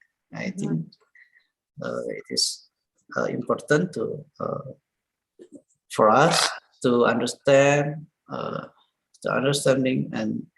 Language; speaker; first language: English; non-native, learner; Indonesian